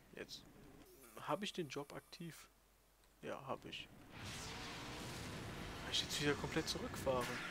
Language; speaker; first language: German; native; German